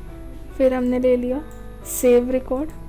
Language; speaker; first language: Hindi; native; Hindi